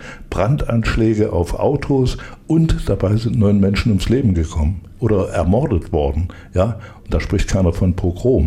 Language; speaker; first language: German; native; German